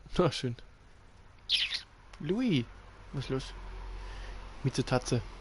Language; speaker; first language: German; native; German